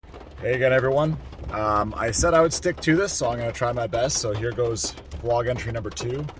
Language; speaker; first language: English; native; English